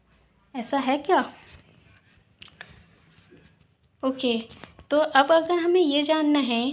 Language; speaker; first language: Hindi; native; Hindi